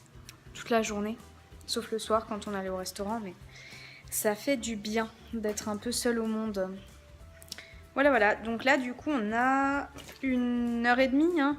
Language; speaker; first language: French; native; French